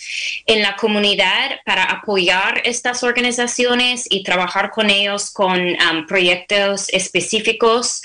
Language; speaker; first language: Spanish; non-native, fluent; English